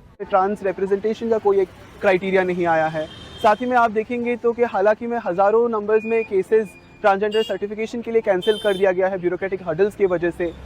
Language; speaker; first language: Hindi; non-native, local second language; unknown